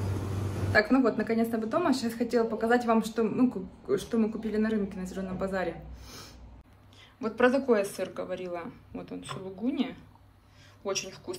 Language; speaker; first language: Russian; native; Russian